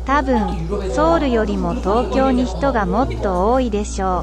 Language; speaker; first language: Japanese; non-native, learner; Korean